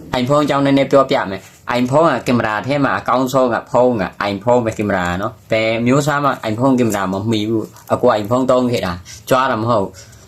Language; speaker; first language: Burmese; non-native, local second language; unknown